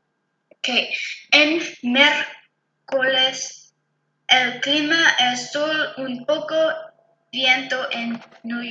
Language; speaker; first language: Spanish; non-native, learner; English